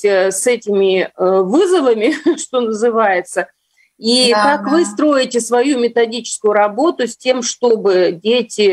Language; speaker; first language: Russian; native; Russian